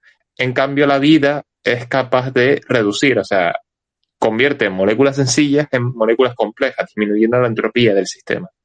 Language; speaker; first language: Spanish; native; Spanish